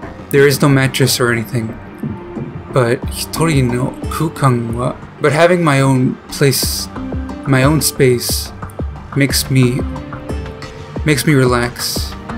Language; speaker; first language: English; native; English